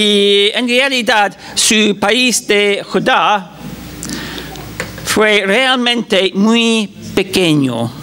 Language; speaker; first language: Spanish; non-native, fluent; English